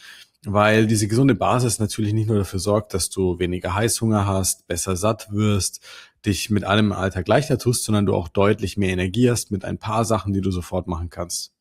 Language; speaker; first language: German; native; German